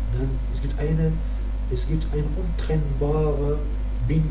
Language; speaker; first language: German; non-native, learner; Arabic